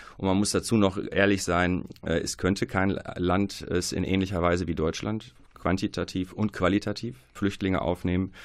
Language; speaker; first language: German; early bilingual, other home language; Arabic